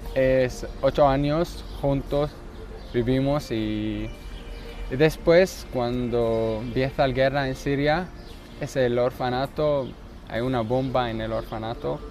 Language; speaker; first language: Spanish; non-native, learner; Arabic